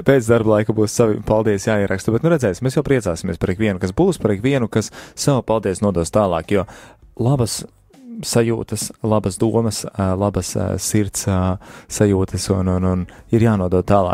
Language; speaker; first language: Latvian; native; Latvian